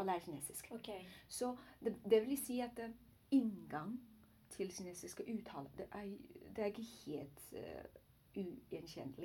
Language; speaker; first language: Norwegian; non-native, learner; Chinese